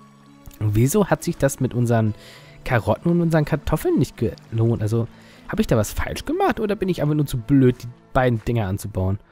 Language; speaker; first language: German; native; German